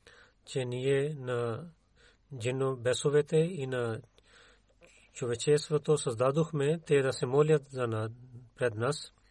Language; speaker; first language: Bulgarian; non-native, learner; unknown